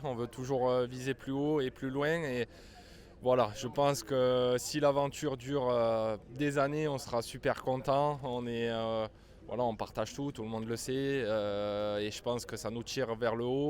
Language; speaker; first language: French; native; French